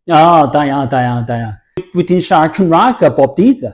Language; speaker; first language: Welsh; non-native, learner; English